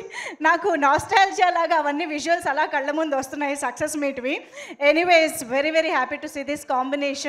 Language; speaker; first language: Telugu; native; Telugu